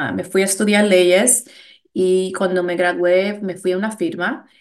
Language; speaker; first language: Spanish; early bilingual, heritage; Spanish